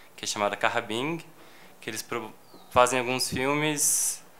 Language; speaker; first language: Portuguese; native; Portuguese